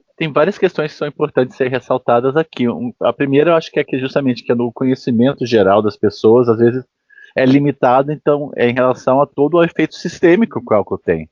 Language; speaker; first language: Portuguese; native; Portuguese